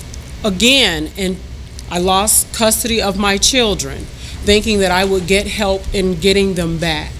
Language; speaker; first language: English; native; English